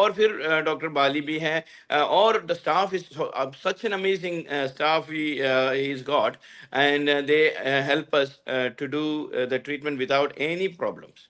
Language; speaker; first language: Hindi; non-native, local second language; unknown